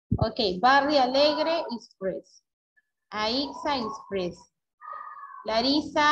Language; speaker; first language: English; non-native, fluent; Spanish